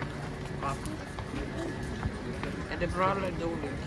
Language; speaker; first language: Swedish; early bilingual, other home language; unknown